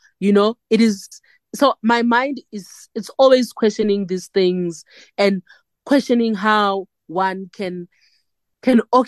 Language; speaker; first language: English; non-native, local second language; Northern Sotho